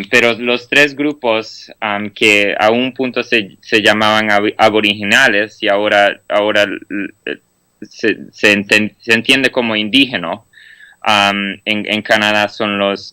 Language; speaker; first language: Spanish; non-native, fluent; English